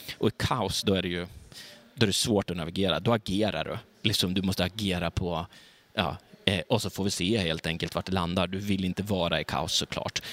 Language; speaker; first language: Swedish; native; Swedish